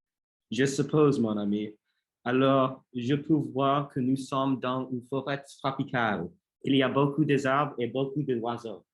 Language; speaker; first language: French; non-native, learner; English